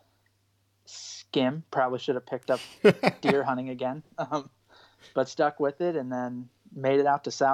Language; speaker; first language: English; native; English